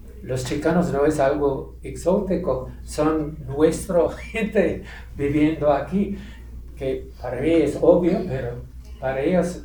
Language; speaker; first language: Spanish; non-native, fluent; English